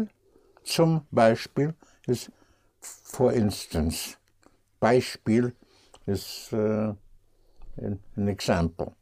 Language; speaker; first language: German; non-native, fluent; English